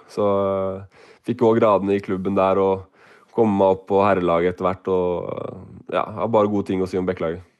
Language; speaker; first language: Norwegian; native; Norwegian